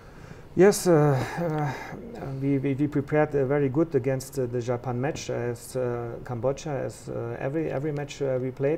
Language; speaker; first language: English; non-native, fluent; German